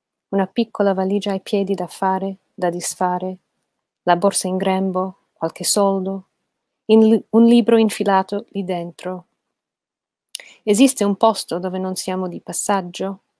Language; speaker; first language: Italian; non-native, fluent; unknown